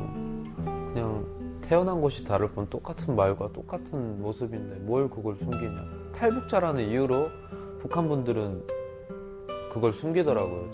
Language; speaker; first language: Korean; native; Korean